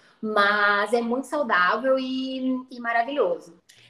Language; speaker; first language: Portuguese; native; Portuguese